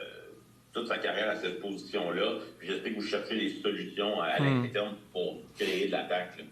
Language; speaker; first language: French; native; French